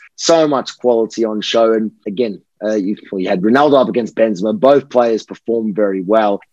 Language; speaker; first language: English; native; English